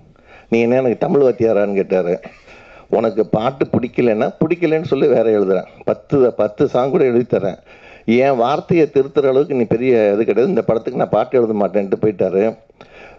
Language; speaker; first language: Tamil; native; Tamil